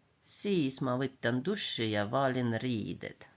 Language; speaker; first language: Estonian; non-native, local second language; Russian